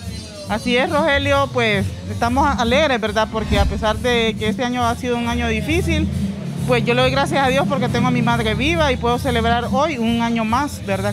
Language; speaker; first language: Spanish; native; Spanish